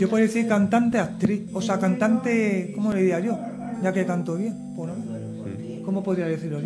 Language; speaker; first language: Spanish; native; Spanish